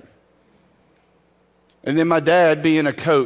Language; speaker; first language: English; native; English